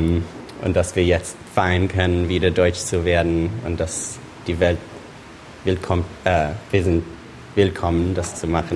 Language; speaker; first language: German; non-native, fluent; English